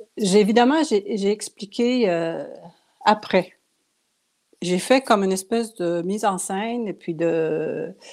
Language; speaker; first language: French; non-native, local second language; Cree